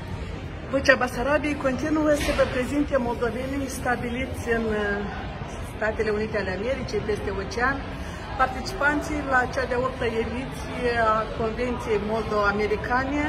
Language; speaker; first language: Romanian; native; Romanian